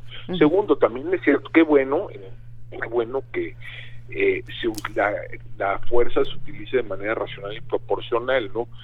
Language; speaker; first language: Spanish; native; Spanish